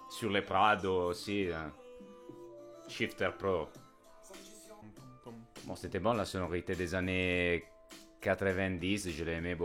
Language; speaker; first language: French; non-native, fluent; Italian